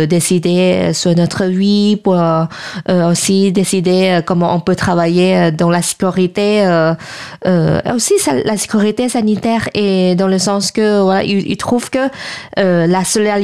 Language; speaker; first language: French; non-native, fluent; Thai